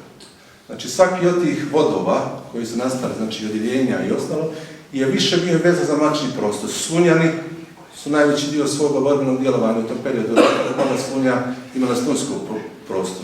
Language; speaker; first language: Croatian; native; Croatian